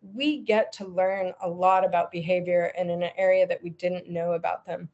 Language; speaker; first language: English; native; English